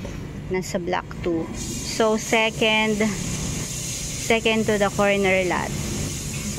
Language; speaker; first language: Filipino; native; Filipino